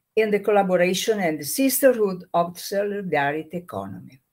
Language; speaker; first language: English; non-native, learner; Italian